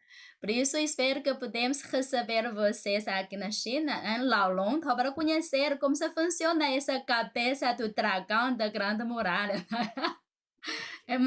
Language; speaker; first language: Portuguese; non-native, fluent; Chinese